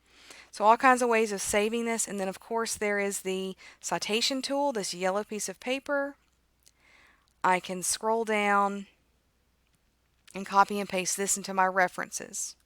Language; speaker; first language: English; native; English